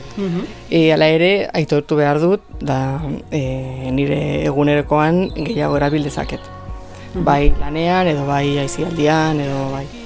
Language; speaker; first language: Basque; non-native, learner; Catalan